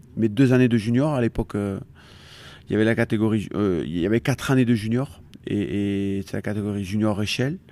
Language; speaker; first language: French; native; French